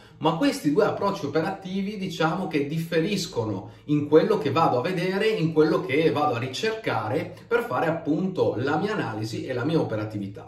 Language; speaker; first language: Italian; native; Italian